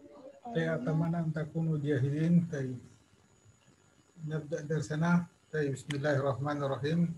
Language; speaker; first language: Arabic; non-native, fluent; Indonesian